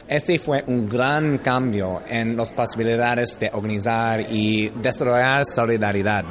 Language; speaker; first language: Spanish; early bilingual, heritage; English